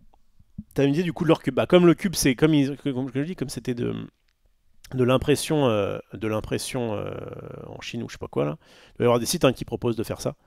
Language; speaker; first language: French; native; French